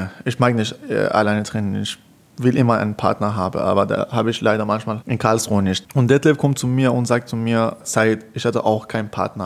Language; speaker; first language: German; non-native, fluent; Persian